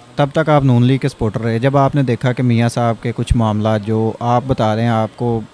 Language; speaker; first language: Urdu; non-native, local second language; Punjabi